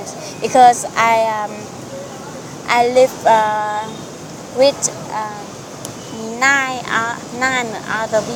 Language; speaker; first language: English; non-native, learner; Vietnamese